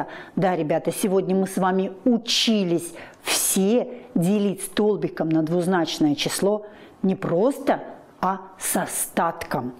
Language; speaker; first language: Russian; native; Russian